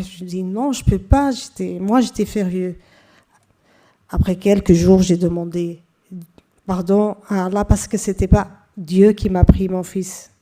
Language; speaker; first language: French; non-native, fluent; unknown